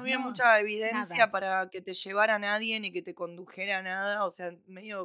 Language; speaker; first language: Spanish; native; Spanish